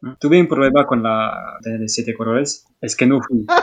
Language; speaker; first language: Spanish; non-native, learner; French